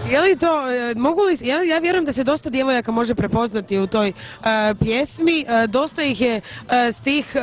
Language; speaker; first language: Croatian; native; Croatian